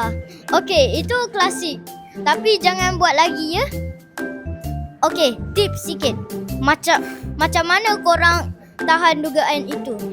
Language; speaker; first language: Malay; native; Malay